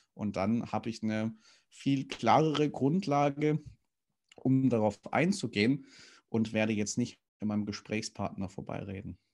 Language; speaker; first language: German; native; German